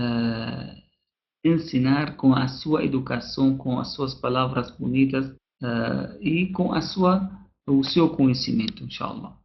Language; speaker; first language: Portuguese; non-native, fluent; Arabic